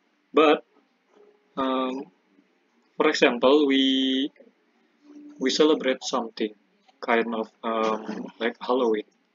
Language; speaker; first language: English; non-native, learner; Indonesian